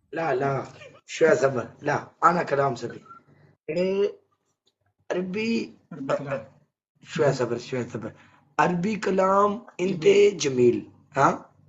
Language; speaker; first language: Arabic; non-native, learner; Punjabi